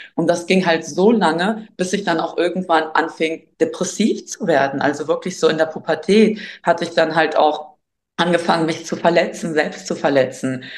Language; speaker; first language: German; early bilingual, other home language; Albanian